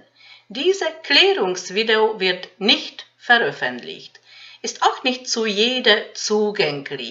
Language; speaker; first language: German; non-native, fluent; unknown